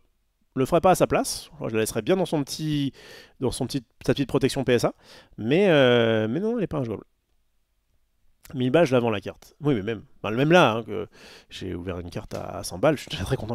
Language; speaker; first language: French; native; French